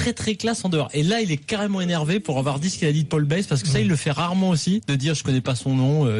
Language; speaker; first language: French; native; French